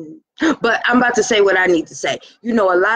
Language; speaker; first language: English; native; English